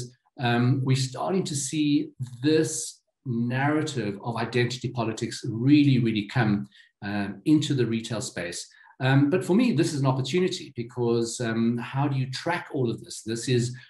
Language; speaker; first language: English; native; English